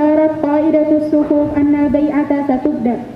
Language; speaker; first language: Arabic; non-native, learner; Indonesian